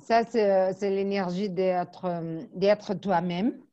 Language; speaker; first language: French; non-native, fluent; Portuguese